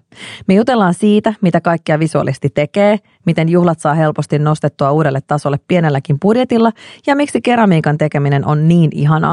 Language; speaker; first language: Finnish; native; Finnish